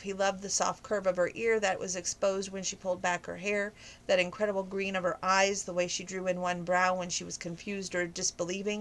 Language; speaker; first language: English; native; English